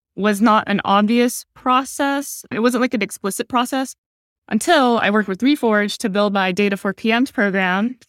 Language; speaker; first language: English; native; English